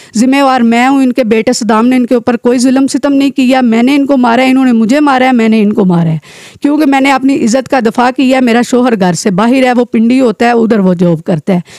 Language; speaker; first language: Urdu; non-native, local second language; Pahari-Potwari